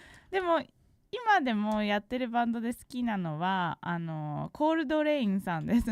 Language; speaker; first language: Japanese; native; Japanese